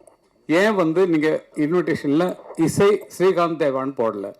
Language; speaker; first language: Tamil; native; Tamil